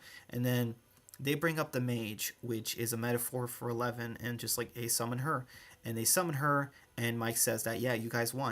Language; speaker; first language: English; native; English